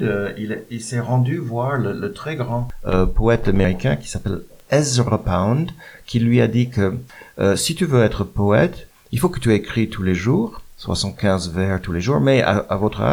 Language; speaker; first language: French; non-native, fluent; English